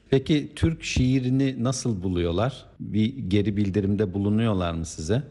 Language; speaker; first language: Turkish; native; Turkish